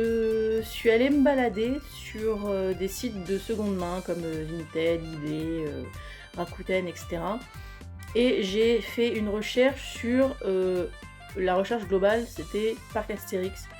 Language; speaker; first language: French; native; French